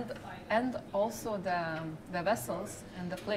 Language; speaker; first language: English; non-native, fluent; Lithuanian